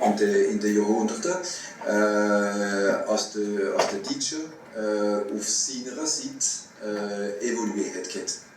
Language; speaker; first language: German; non-native, fluent; French